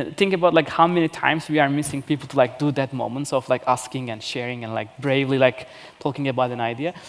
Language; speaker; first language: English; non-native, fluent; Turkish